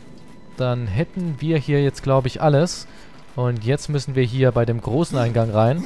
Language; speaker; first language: German; native; German